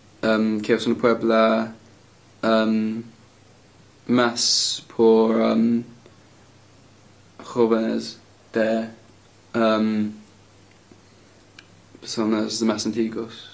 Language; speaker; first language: Spanish; non-native, learner; English